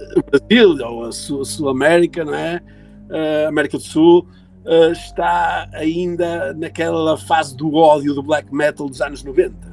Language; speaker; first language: Portuguese; early bilingual, heritage; Portuguese